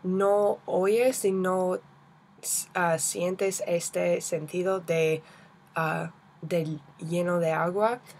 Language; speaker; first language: Spanish; non-native, learner; English